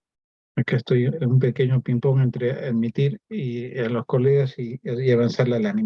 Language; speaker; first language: Spanish; native; Spanish